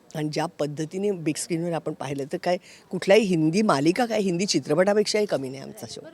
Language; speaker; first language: Marathi; native; Marathi